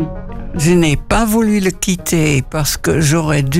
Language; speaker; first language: French; non-native, fluent; Dutch